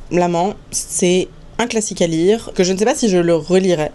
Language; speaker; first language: French; native; French